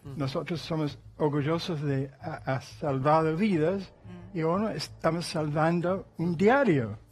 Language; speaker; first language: Spanish; non-native, fluent; English